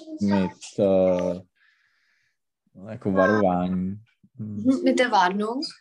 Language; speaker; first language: German; non-native, fluent; Czech